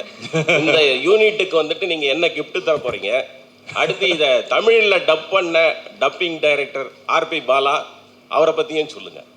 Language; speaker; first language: Tamil; native; Tamil